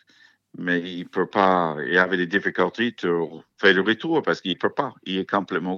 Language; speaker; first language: French; non-native, fluent; English